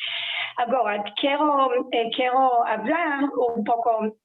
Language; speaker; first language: Spanish; non-native, learner; Serbian